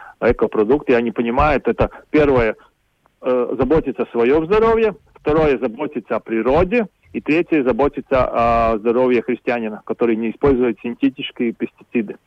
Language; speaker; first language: Russian; non-native, local second language; Latvian